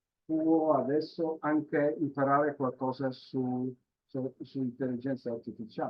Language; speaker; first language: Italian; non-native, fluent; Polish